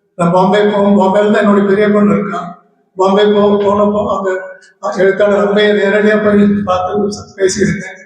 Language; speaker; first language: Tamil; non-native, local second language; Malayalam